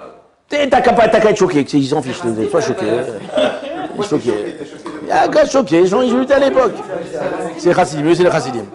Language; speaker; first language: French; native; French